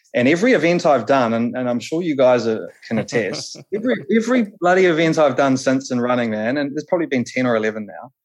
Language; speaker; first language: English; native; English